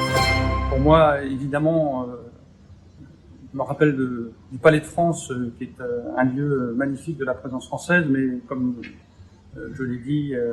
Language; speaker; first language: French; native; French